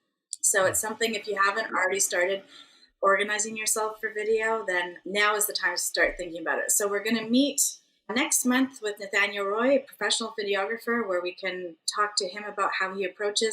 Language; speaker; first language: English; native; English